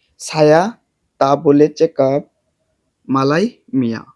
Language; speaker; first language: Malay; non-native, learner; Bangla